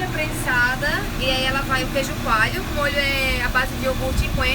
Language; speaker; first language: Portuguese; native; Portuguese